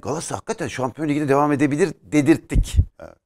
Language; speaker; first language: Turkish; native; Turkish